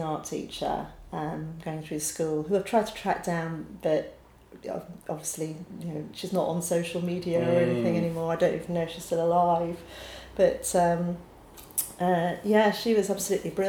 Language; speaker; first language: English; native; English